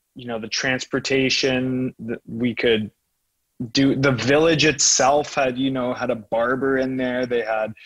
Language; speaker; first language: English; native; English